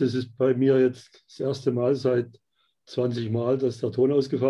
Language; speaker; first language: German; native; German